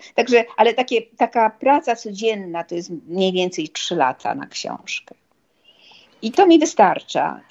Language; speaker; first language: Polish; native; Polish